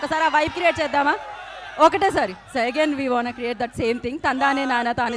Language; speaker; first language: Telugu; native; Telugu